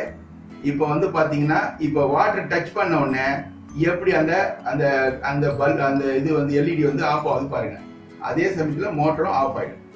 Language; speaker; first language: Tamil; native; Tamil